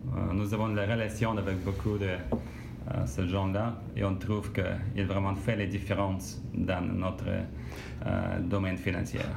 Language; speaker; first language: French; non-native, learner; Russian